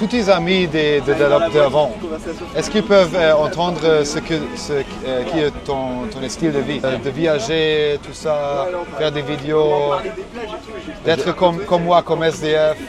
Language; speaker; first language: French; non-native, learner; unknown